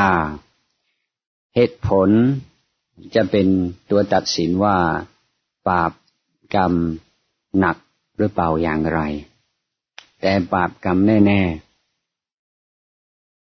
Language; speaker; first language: Thai; non-native, fluent; English